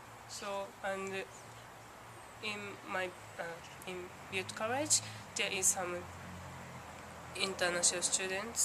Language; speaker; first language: English; non-native, learner; Japanese